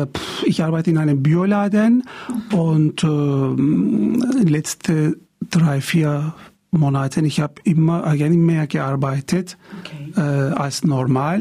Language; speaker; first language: German; non-native, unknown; Turkish